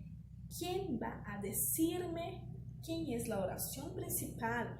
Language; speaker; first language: Spanish; non-native, fluent; Portuguese